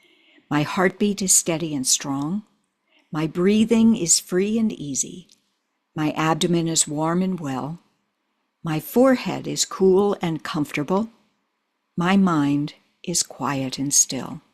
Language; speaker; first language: English; native; English